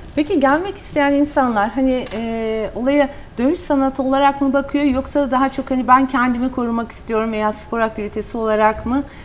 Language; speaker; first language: Turkish; native; Turkish